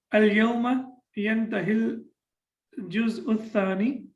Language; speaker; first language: Arabic; non-native, fluent; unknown